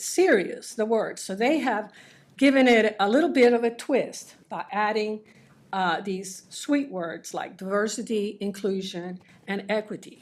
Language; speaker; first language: English; early bilingual, other home language; Spanish